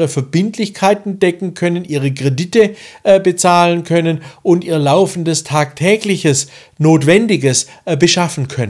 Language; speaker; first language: German; native; German